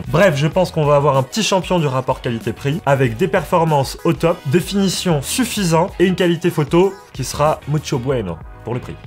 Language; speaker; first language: French; native; French